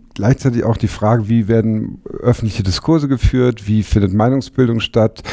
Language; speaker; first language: German; native; German